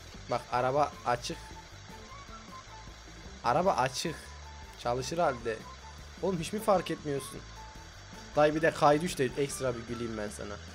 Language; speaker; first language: Turkish; native; Turkish